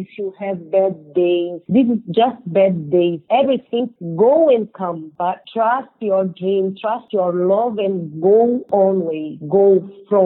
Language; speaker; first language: English; non-native, learner; Portuguese